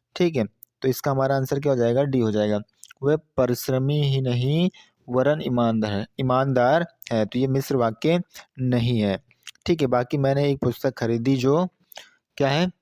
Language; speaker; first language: Hindi; native; Hindi